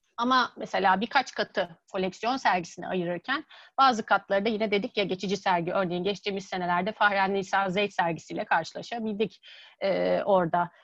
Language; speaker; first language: Turkish; native; Turkish